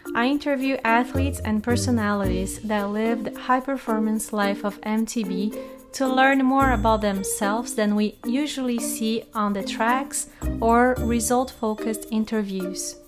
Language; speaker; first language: English; non-native, fluent; Portuguese